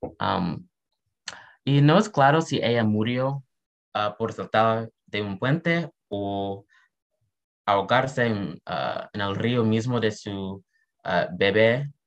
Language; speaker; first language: Spanish; non-native, learner; English